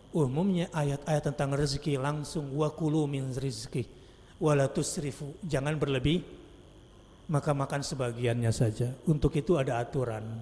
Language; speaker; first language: Indonesian; native; Indonesian